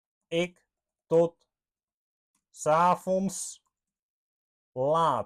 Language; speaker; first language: Dutch; non-native, fluent; Arabic